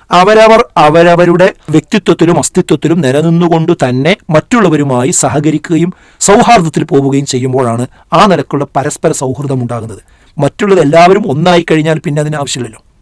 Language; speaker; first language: Malayalam; native; Malayalam